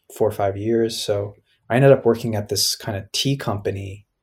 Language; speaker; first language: English; native; English